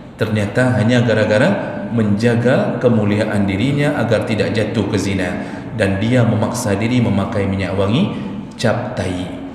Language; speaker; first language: Malay; non-native, local second language; Achinese